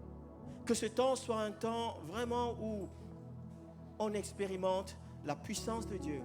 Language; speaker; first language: French; native; French